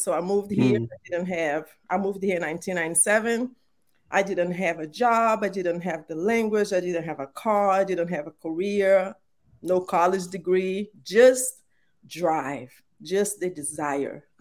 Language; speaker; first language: English; non-native, fluent; Portuguese